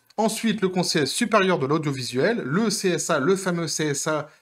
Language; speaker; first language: French; native; French